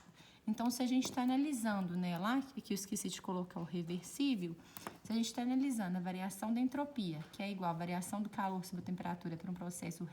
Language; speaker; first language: Portuguese; native; Portuguese